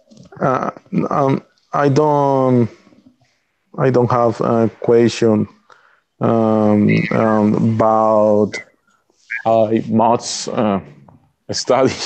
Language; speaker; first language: English; non-native, learner; Spanish